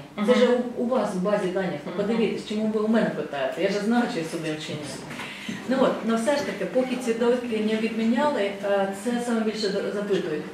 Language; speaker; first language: Ukrainian; non-native, fluent; Estonian